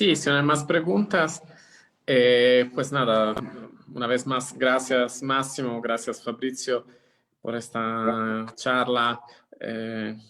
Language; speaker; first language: Spanish; non-native, fluent; Italian